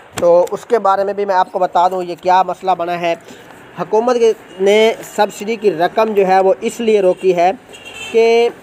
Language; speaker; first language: Urdu; native; Urdu